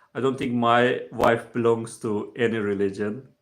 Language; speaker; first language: English; non-native, fluent; Turkish